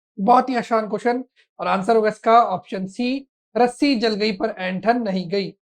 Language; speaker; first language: Hindi; native; Hindi